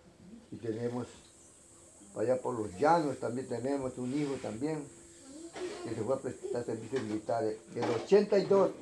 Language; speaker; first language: Spanish; non-native, local second language; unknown